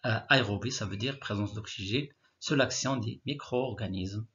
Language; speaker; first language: French; non-native, local second language; Arabic